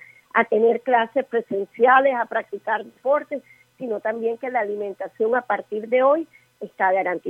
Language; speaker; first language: Spanish; native; Spanish